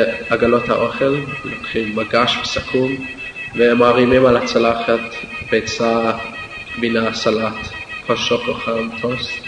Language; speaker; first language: Hebrew; non-native, fluent; English